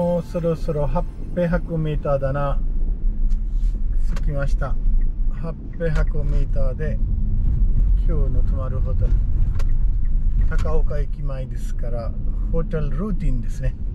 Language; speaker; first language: Japanese; non-native, fluent; Urdu